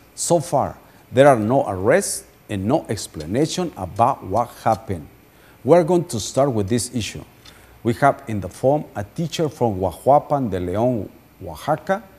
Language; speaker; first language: English; non-native, fluent; Spanish